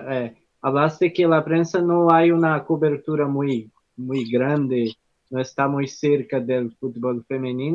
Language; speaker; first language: Spanish; non-native, learner; Portuguese